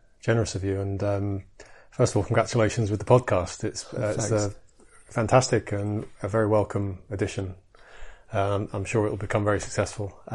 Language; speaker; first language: English; native; English